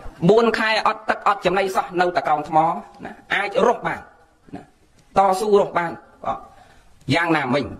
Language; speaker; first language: Khmer; native; Khmer